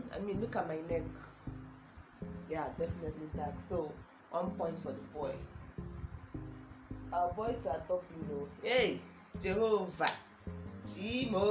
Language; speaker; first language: English; non-native, local second language; Igbo